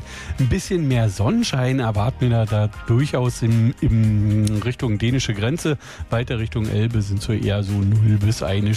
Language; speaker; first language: German; native; German